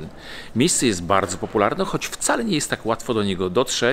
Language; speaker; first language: Polish; native; Polish